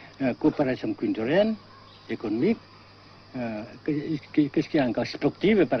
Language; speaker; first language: French; non-native, local second language; Vietnamese